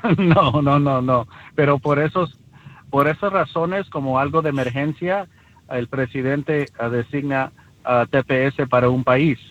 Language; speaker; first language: Spanish; early bilingual, heritage; Spanish